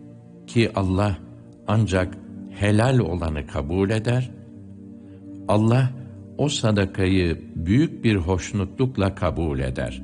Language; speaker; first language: Turkish; native; Turkish